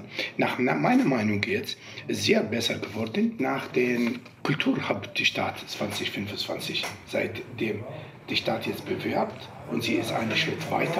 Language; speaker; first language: German; non-native, learner; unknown